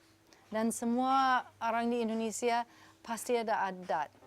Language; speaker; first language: Indonesian; non-native, fluent; English